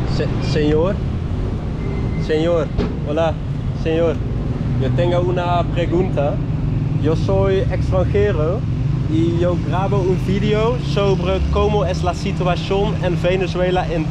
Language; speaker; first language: Spanish; non-native, learner; Dutch